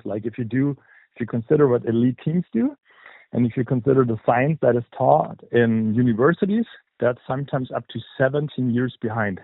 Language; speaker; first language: English; non-native, fluent; German